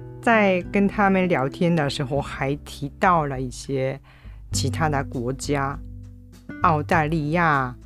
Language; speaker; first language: Chinese; non-native, fluent; Japanese